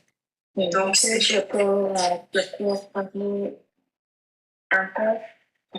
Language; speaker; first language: French; non-native, learner; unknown